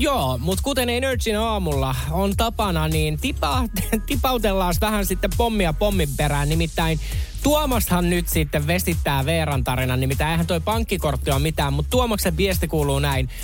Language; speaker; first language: Finnish; native; Finnish